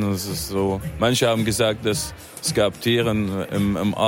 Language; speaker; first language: German; non-native, fluent; Arabic